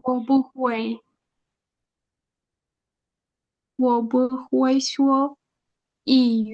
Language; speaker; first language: Chinese; non-native, learner; Uzbek